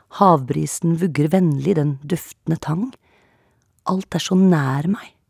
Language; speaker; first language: Norwegian; native; Norwegian